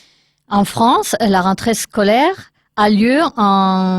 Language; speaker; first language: French; non-native, learner; Spanish